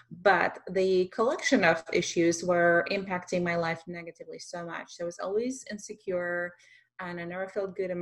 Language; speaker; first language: English; non-native, fluent; Russian